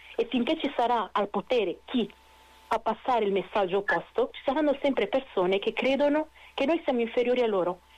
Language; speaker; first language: Italian; non-native, fluent; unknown